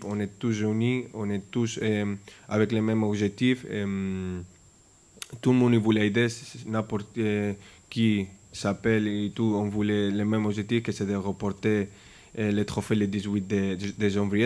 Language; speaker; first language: French; non-native, fluent; Spanish